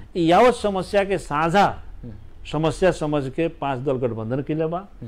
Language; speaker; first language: Bhojpuri; native; Bhojpuri